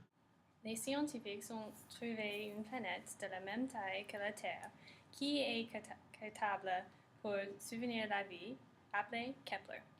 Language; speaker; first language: French; non-native, learner; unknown